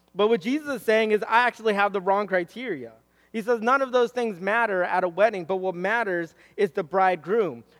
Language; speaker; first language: English; native; English